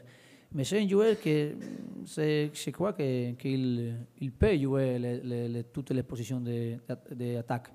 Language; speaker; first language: French; non-native, learner; Spanish